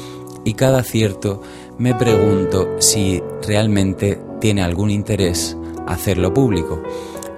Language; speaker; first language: Spanish; native; Spanish